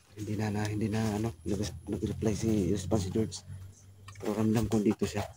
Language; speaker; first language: Filipino; non-native, local second language; Cebuano